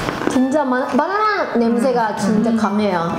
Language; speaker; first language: Korean; non-native, fluent; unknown